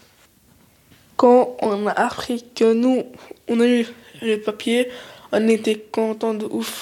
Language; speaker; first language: French; early bilingual, other home language; Arabic